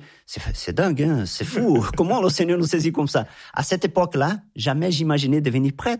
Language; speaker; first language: French; non-native, fluent; Portuguese